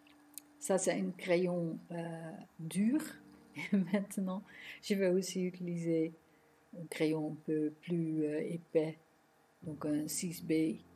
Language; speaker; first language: French; non-native, fluent; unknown